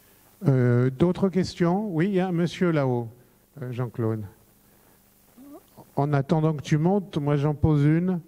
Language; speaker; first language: French; native; French